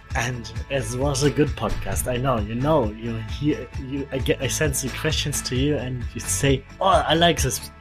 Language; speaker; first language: English; non-native, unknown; German